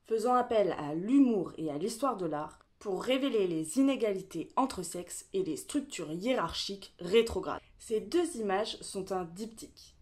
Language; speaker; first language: French; native; French